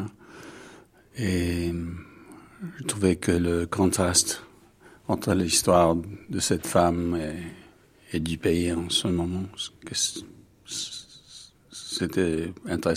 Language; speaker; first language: French; non-native, fluent; English